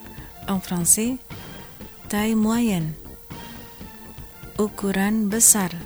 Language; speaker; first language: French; non-native, fluent; Indonesian